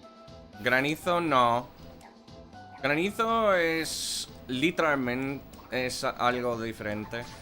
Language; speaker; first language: Spanish; non-native, fluent; English